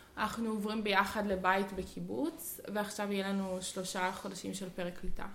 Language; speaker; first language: Hebrew; early bilingual, heritage; Hebrew